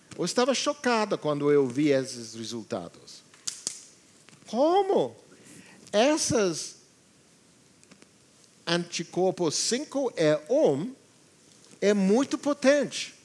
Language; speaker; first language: Portuguese; non-native, learner; English